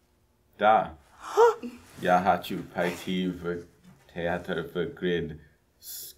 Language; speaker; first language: Russian; non-native, learner; English